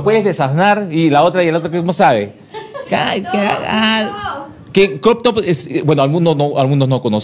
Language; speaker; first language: Spanish; native; Spanish